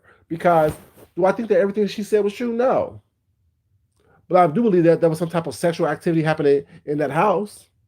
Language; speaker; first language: English; native; English